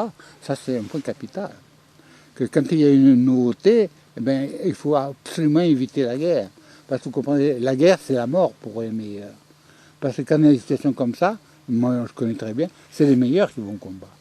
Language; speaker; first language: French; native; French